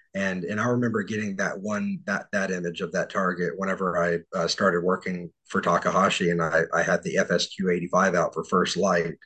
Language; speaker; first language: English; native; English